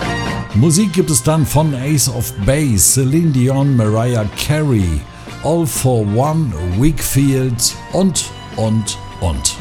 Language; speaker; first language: German; native; German